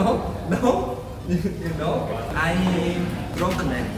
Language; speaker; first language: English; non-native, learner; Korean